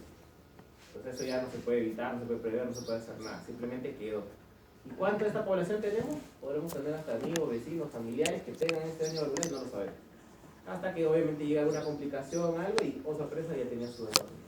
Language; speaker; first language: Spanish; native; Spanish